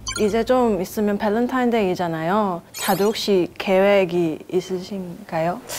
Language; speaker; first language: Korean; non-native, fluent; Chinese